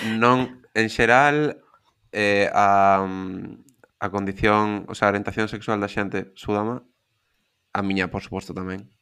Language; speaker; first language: Galician; non-native, local second language; Spanish